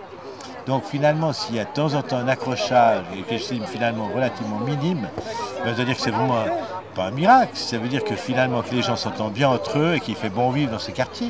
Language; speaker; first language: French; native; French